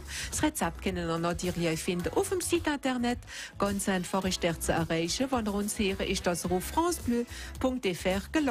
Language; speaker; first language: German; native; German